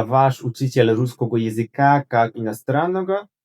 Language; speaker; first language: Russian; non-native, learner; Polish